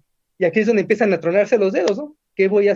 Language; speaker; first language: Spanish; native; Spanish